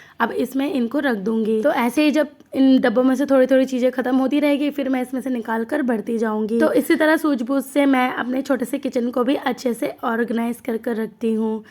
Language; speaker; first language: Hindi; non-native, local second language; Bangla